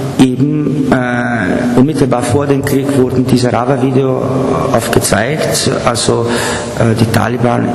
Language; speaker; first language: German; non-native, fluent; Italian